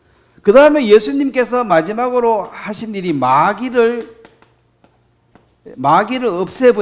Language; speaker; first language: Korean; native; Korean